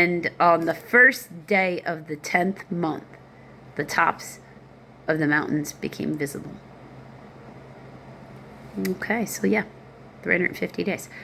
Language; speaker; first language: English; native; English